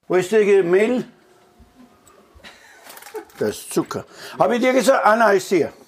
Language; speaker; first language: German; non-native, learner; Italian